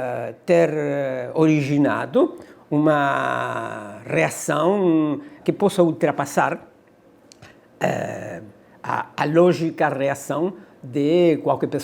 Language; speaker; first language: Portuguese; non-native, fluent; Spanish